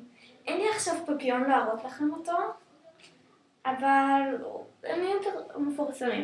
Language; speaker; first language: Hebrew; native; Hebrew